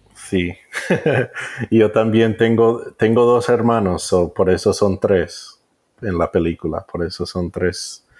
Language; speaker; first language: Spanish; early bilingual, heritage; Spanish